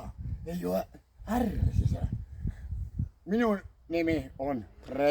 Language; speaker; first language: Finnish; non-native, learner; Estonian